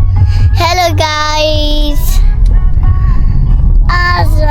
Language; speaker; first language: Nepali; early bilingual, heritage; Nepali